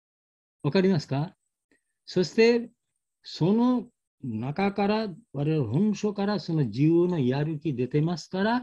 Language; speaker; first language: Japanese; non-native, learner; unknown